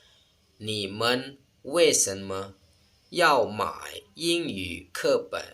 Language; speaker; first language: Chinese; non-native, fluent; Lao